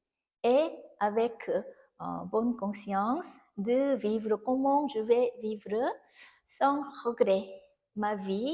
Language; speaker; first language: French; non-native, fluent; Korean